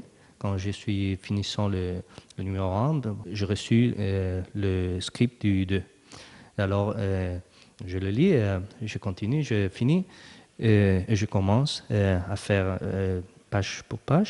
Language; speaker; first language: French; non-native, learner; Spanish